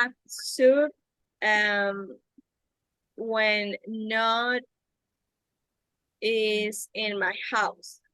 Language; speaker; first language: English; non-native, learner; Spanish